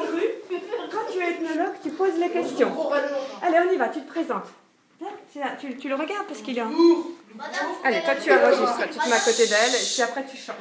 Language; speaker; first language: French; native; French